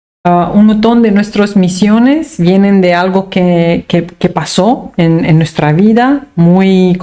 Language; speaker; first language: Spanish; non-native, fluent; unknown